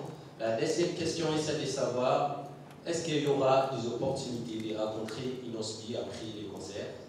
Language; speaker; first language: French; non-native, local second language; Lingala